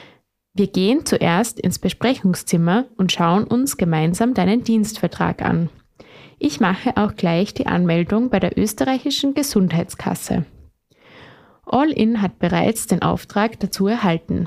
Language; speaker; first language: German; native; German